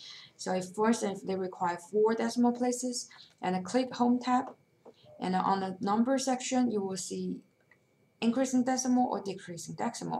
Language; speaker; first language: English; non-native, fluent; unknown